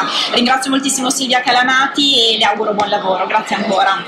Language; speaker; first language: Italian; native; Italian